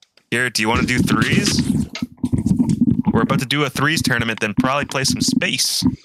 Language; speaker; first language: English; early bilingual, other home language; French